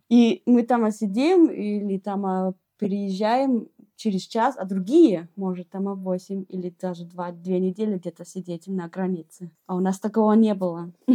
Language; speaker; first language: Russian; early bilingual, heritage; Russian